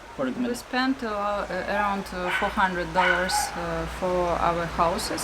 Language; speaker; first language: English; non-native, fluent; Russian